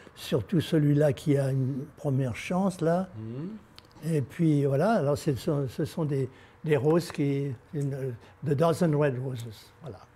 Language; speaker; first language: French; native; French